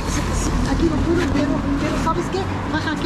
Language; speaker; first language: Spanish; non-native, learner; Filipino